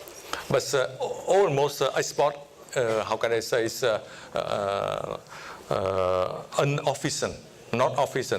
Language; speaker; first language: English; non-native, fluent; Vietnamese